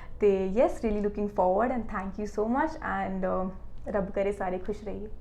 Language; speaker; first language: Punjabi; non-native, local second language; Hindi